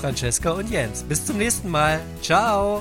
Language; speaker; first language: German; native; German